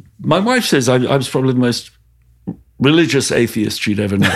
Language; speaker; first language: English; native; English